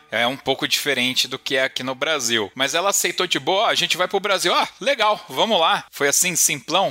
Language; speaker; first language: Portuguese; native; Portuguese